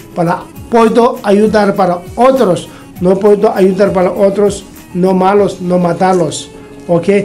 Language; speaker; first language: Spanish; non-native, learner; Tibetan